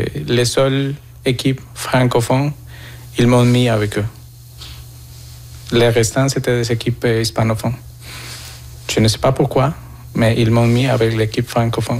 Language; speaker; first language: French; non-native, fluent; Spanish